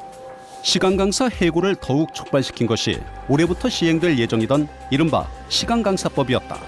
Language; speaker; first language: Korean; native; Korean